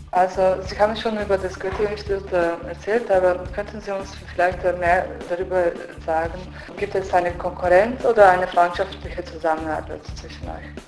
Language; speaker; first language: German; non-native, fluent; Slovenian